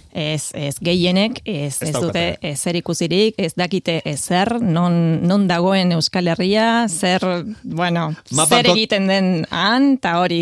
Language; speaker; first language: Basque; non-native, fluent; Spanish